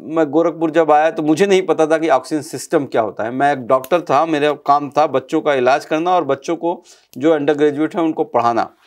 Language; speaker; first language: Hindi; native; Hindi